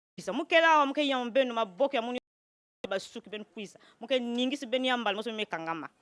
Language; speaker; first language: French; non-native, local second language; Lingala